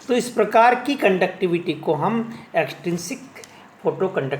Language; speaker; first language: Hindi; native; Hindi